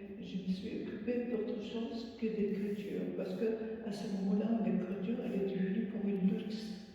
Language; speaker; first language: French; non-native, fluent; Arabic